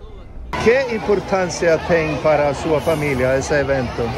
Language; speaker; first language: Portuguese; non-native, fluent; Norwegian